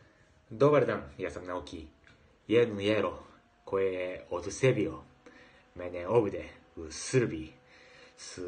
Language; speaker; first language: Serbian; non-native, learner; Japanese